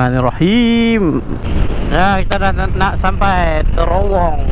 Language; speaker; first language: Malay; native; Malay